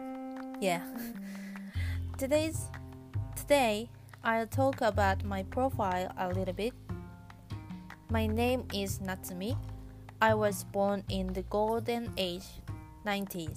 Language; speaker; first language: English; non-native, fluent; Japanese